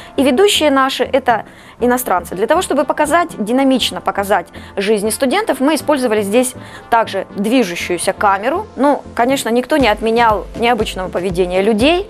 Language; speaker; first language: Russian; native; Russian